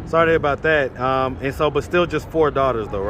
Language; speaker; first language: English; native; English